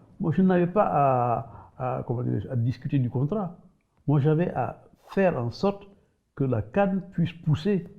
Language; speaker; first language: French; non-native, local second language; Wolof